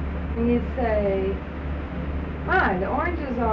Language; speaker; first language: English; native; English